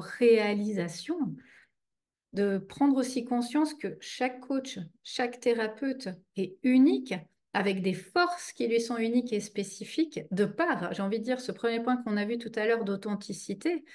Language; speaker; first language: French; native; French